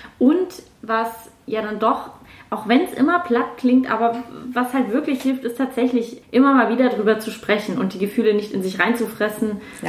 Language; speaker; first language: German; native; German